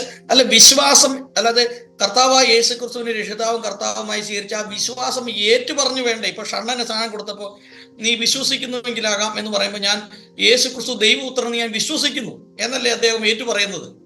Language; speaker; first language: Malayalam; native; Malayalam